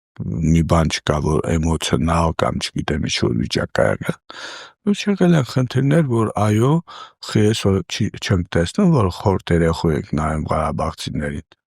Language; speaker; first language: Armenian; native; Armenian